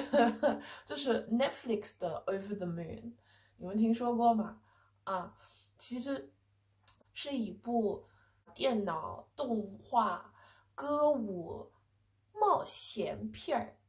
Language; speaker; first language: Chinese; non-native, fluent; English